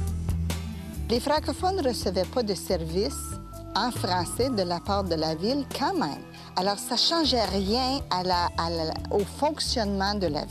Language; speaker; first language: French; native; French